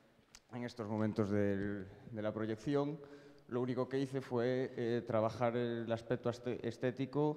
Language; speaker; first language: Spanish; native; Spanish